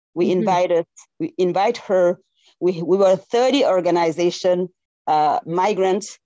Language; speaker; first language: English; non-native, fluent; French